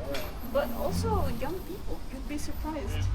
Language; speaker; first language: English; non-native, fluent; Italian